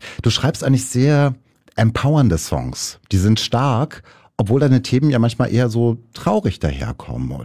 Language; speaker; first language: German; native; German